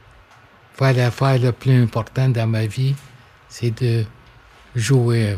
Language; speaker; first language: French; non-native, local second language; English